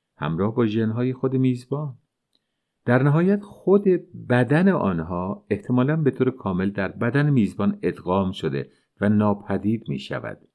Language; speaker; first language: Persian; native; Persian